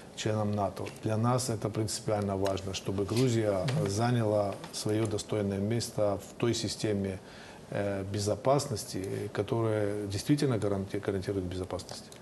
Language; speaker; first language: Russian; non-native, local second language; Georgian